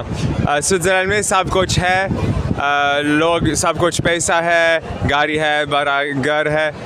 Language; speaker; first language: Hindi; non-native, learner; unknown